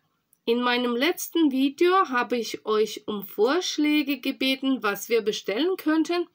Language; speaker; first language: German; non-native, fluent; Russian